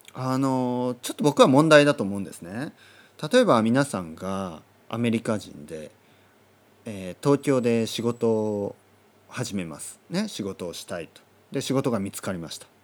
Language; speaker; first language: Japanese; native; Japanese